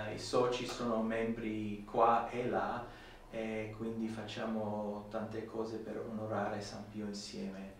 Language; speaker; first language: Italian; non-native, fluent; English